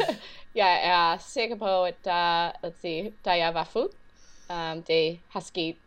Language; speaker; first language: Danish; non-native, learner; English